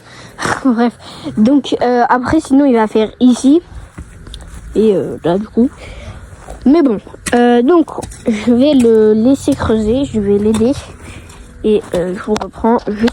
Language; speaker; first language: French; native; French